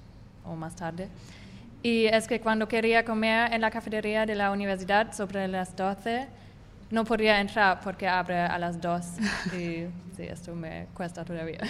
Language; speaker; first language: Spanish; non-native, fluent; German